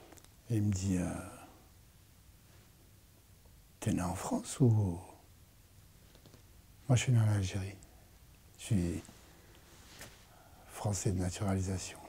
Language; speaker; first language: French; native; French